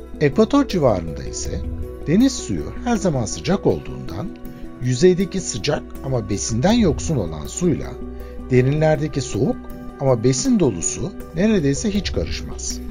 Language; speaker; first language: Turkish; native; Turkish